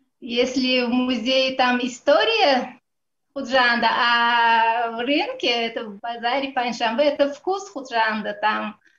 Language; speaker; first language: Russian; non-native, local second language; Tajik